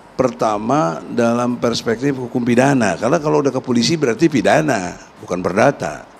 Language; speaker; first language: Indonesian; native; Indonesian